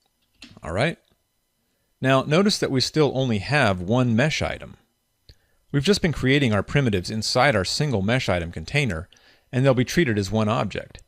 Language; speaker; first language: English; native; English